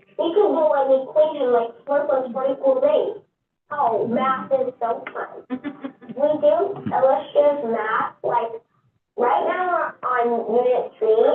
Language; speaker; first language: English; early bilingual, other home language; Turkish